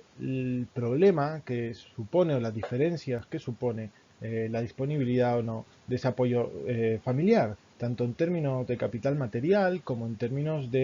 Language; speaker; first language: Spanish; native; Spanish